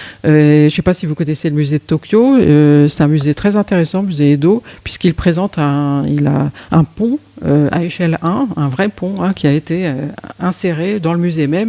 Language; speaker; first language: French; native; French